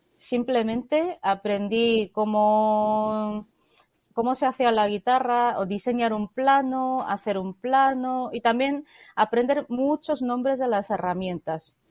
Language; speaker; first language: Spanish; non-native, fluent; Korean